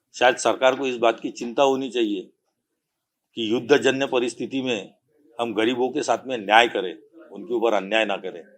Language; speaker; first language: Hindi; non-native, local second language; Marathi